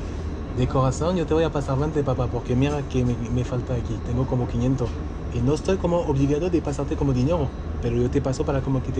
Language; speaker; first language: Spanish; non-native, fluent; French